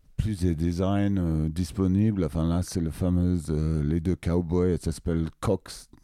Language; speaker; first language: French; non-native, fluent; English